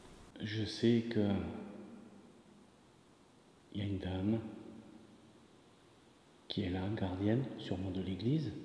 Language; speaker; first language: French; native; French